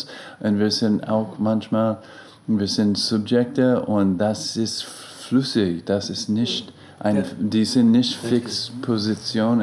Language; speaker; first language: German; non-native, learner; English